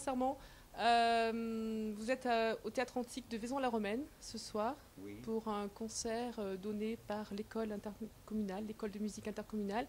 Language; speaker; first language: French; native; French